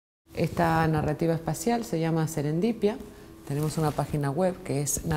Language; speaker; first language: Spanish; native; Spanish